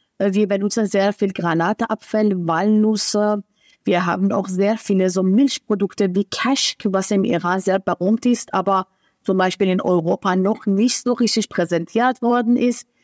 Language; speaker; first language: German; non-native, fluent; Persian